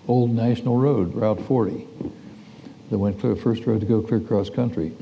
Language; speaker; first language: English; native; English